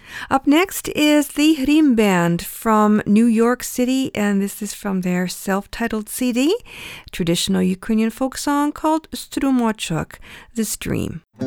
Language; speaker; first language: English; early bilingual, other home language; Ukrainian